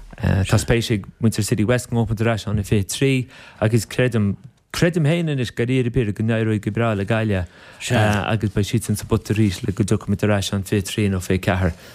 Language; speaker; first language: Irish; native; Irish